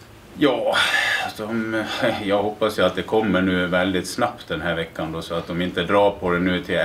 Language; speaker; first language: Swedish; native; Swedish